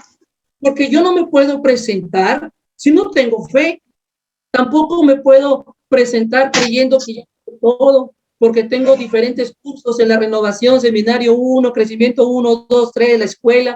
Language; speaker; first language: Spanish; native; Spanish